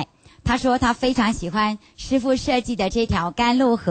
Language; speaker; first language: Chinese; native; Chinese